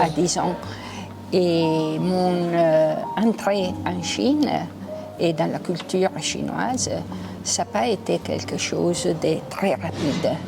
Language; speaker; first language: French; non-native, local second language; Italian